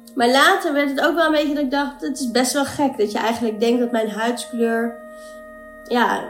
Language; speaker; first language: Dutch; native; Dutch